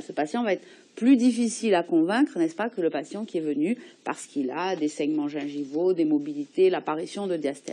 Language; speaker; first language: French; native; French